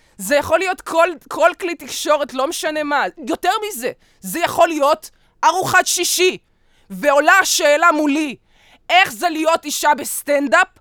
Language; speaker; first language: Hebrew; early bilingual, other home language; Russian